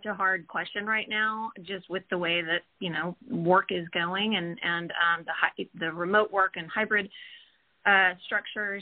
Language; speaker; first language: English; native; English